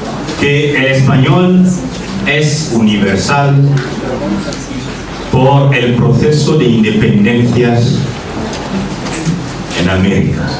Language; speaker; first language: Spanish; non-native, fluent; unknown